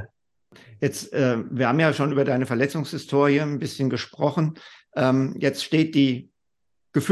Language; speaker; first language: German; native; German